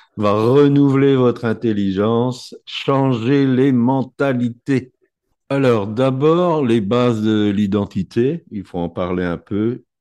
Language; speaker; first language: French; native; French